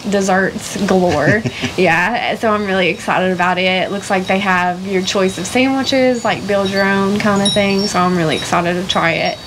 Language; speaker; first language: English; native; English